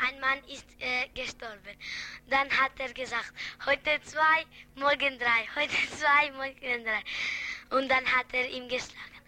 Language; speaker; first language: German; early bilingual, other home language; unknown